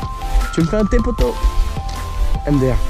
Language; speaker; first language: French; native; French